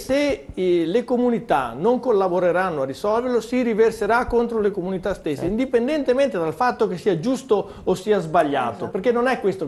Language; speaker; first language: Italian; native; Italian